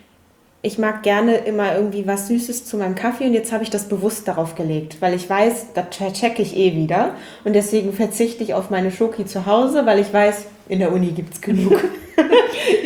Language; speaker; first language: German; native; German